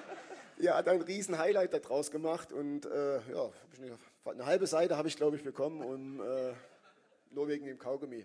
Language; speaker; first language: German; native; German